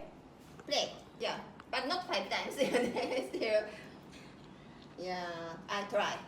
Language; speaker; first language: English; non-native, learner; Japanese